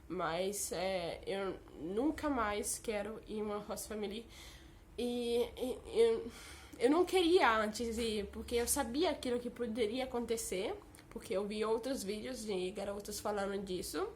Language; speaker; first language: Portuguese; early bilingual, heritage; Portuguese